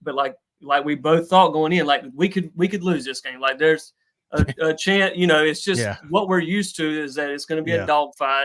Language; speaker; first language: English; native; English